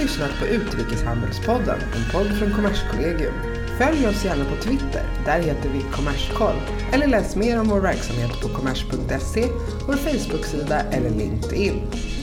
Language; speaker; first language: Swedish; native; Swedish